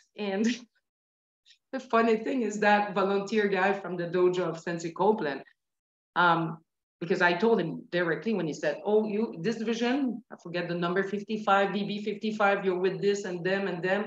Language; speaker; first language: English; non-native, fluent; French